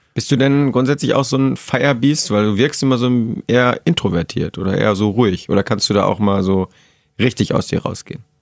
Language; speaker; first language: German; native; German